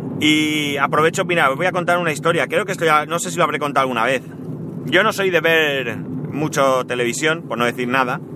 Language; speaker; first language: Spanish; native; Spanish